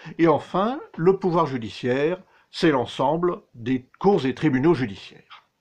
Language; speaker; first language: French; native; French